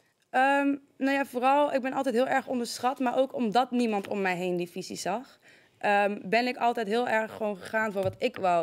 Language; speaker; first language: Dutch; native; Dutch